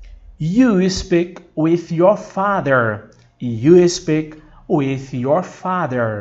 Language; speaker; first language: English; non-native, fluent; Portuguese